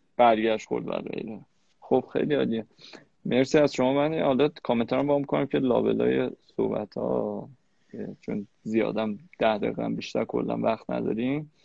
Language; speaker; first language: Persian; native; Persian